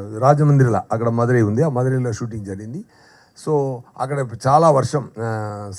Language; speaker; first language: Telugu; non-native, local second language; Tamil